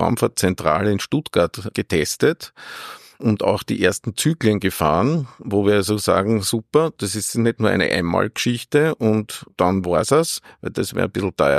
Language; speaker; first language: German; native; German